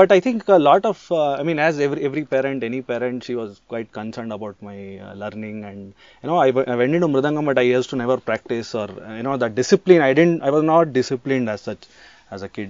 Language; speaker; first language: English; non-native, local second language; Kannada